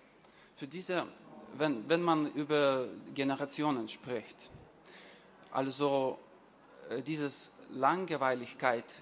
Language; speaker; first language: German; non-native, learner; Lithuanian